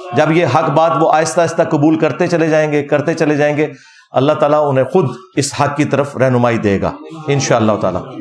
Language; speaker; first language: Urdu; non-native, local second language; Punjabi